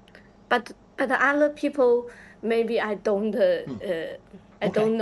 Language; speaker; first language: English; non-native, learner; Chinese